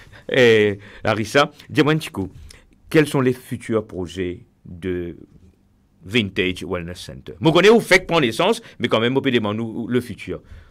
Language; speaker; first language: French; non-native, local second language; Morisyen